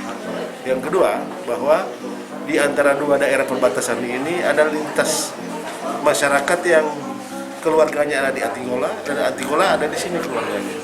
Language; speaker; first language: Indonesian; native; Indonesian